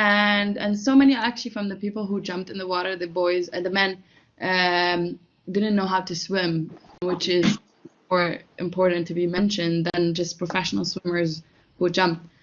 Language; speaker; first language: English; non-native, fluent; Arabic